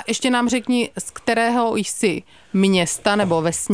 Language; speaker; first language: Czech; native; Czech